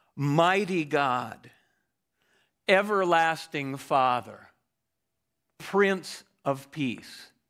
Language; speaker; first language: English; native; English